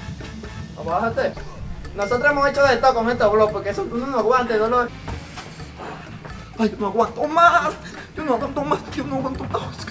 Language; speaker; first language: Spanish; native; Spanish